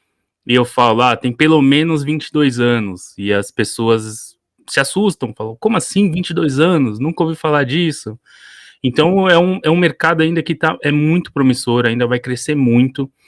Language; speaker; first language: Portuguese; early bilingual, other home language; Korean